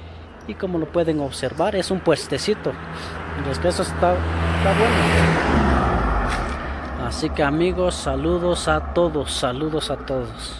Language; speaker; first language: Spanish; native; Spanish